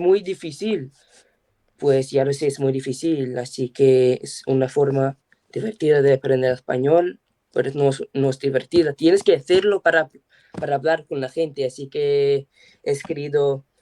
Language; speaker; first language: Spanish; non-native, learner; English